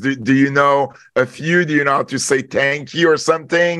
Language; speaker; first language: English; non-native, fluent; French